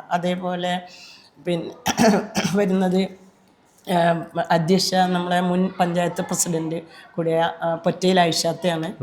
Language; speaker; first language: Malayalam; native; Malayalam